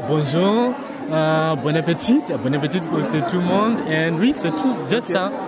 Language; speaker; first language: French; non-native, learner; English